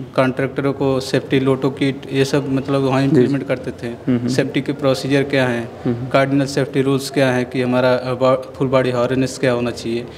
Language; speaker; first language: Hindi; native; Hindi